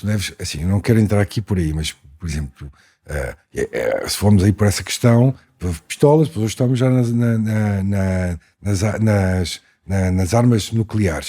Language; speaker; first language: Portuguese; native; Portuguese